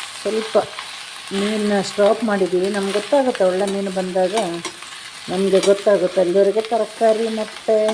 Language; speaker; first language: Kannada; non-native, local second language; Malayalam